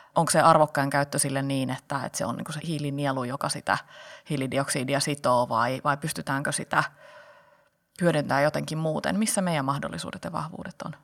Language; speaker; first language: Finnish; native; Finnish